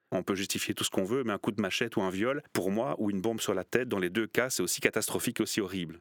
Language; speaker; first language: French; native; French